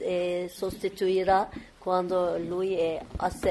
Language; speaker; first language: Italian; non-native, learner; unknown